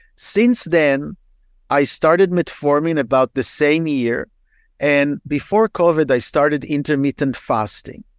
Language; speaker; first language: English; non-native, fluent; Hebrew